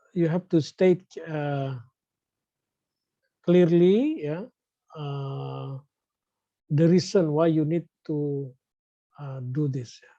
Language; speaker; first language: English; non-native, fluent; Indonesian